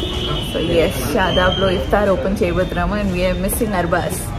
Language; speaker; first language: Telugu; non-native, local second language; Urdu